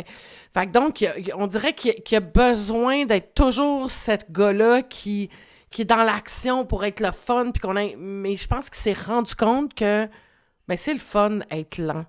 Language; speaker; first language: French; native; French